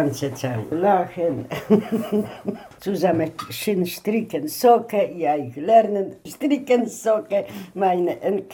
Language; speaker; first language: German; non-native, learner; Polish